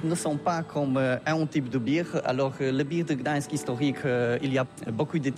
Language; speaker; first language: French; non-native, learner; Polish